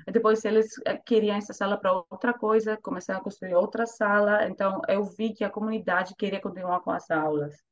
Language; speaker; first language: Portuguese; non-native, fluent; Greek